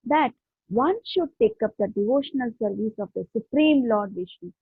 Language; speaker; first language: English; non-native, local second language; Hindi